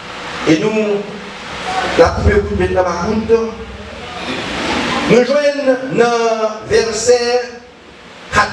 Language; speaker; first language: French; non-native, learner; Haitian Creole